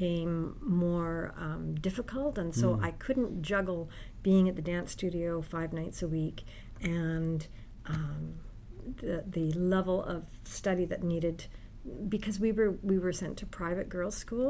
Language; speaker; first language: English; native; English